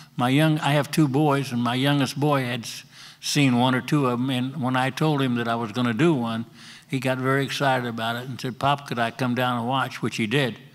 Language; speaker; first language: English; native; English